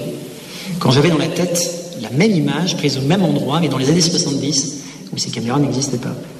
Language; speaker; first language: French; native; French